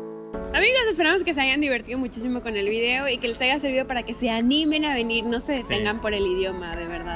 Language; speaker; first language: Spanish; native; Spanish